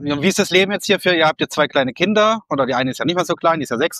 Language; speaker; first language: German; native; German